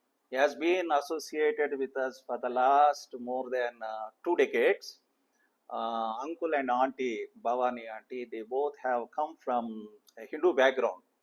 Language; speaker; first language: English; non-native, local second language; Telugu